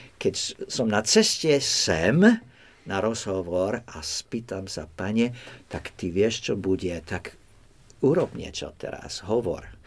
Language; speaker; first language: Slovak; non-native, fluent; English